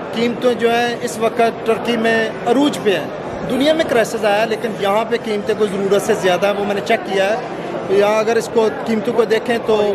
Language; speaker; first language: Urdu; non-native, local second language; Punjabi